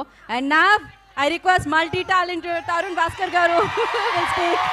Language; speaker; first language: Telugu; native; Telugu